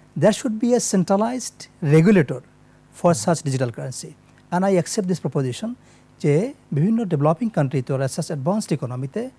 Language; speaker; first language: English; non-native, local second language; Bangla